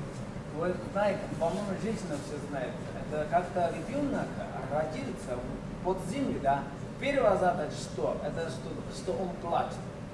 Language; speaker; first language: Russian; non-native, learner; Chinese